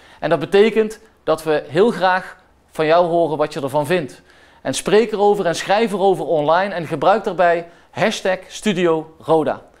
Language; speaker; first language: Dutch; native; Dutch